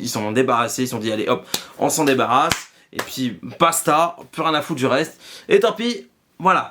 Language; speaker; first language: French; native; French